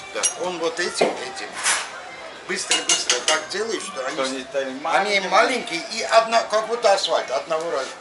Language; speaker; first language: Russian; non-native, local second language; Azerbaijani